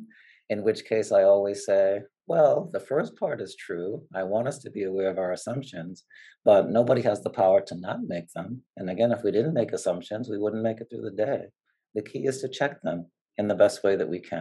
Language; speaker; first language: English; native; English